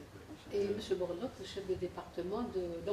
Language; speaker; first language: French; non-native, local second language; Arabic